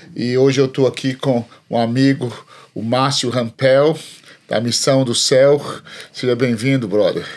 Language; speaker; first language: Portuguese; native; Portuguese